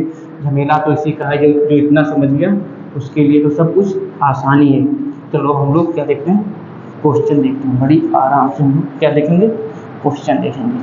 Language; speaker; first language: Hindi; native; Hindi